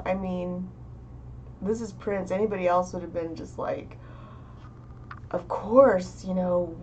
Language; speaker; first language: English; native; English